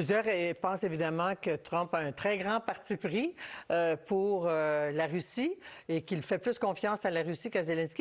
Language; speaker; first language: French; native; French